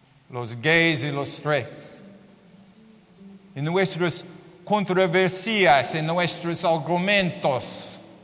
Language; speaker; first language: Spanish; non-native, learner; English